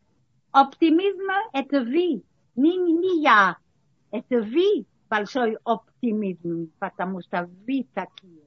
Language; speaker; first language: Russian; early bilingual, heritage; Russian